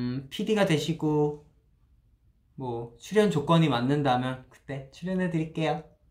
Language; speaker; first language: Korean; early bilingual, heritage; Korean